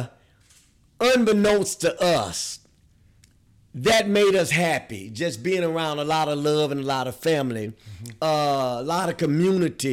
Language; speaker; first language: English; native; English